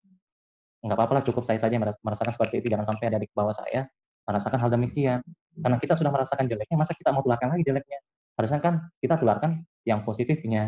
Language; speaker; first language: Indonesian; native; Indonesian